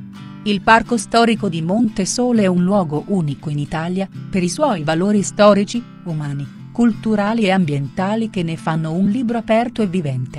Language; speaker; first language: Italian; native; Italian